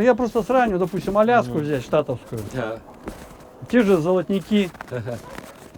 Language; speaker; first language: Russian; native; Russian